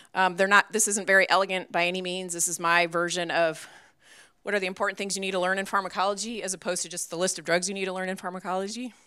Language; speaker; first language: English; native; English